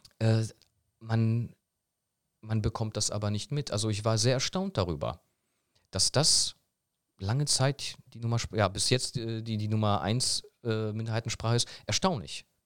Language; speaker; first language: German; early bilingual, other home language; Polish